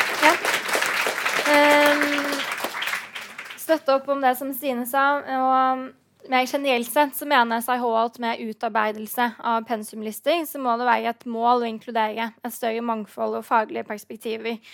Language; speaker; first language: Norwegian; native; Norwegian